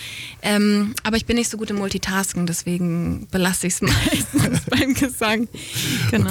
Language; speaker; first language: German; native; German